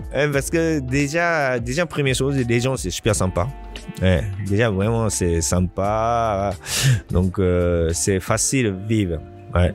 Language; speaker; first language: French; non-native, learner; Japanese